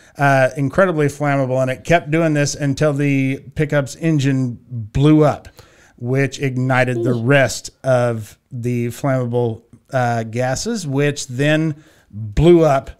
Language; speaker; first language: English; native; English